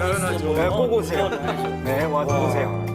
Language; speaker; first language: Korean; native; Korean